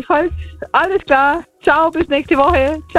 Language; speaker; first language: German; native; German